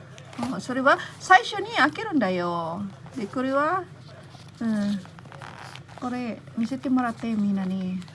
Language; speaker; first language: Japanese; non-native, fluent; Filipino